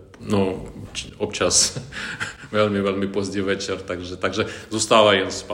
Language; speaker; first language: Czech; non-native, fluent; Ukrainian